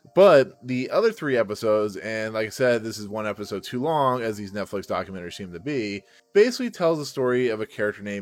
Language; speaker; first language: English; native; English